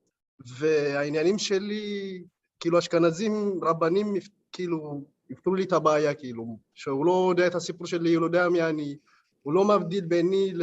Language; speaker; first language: Hebrew; early bilingual, other home language; Amharic